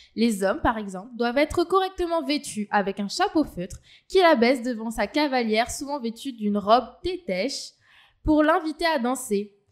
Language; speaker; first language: French; native; French